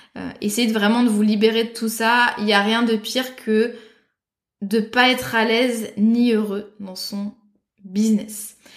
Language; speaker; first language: French; native; French